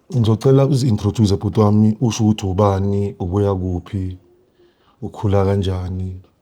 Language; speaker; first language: Zulu; native; Zulu